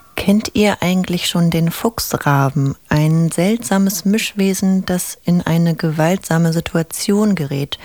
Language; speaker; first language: German; native; German